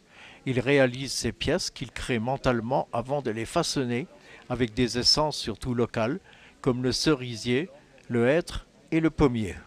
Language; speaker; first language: French; native; French